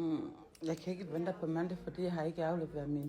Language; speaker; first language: Danish; non-native, learner; Swahili